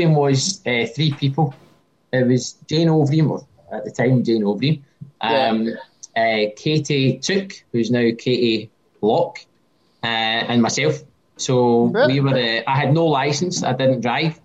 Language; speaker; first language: English; native; English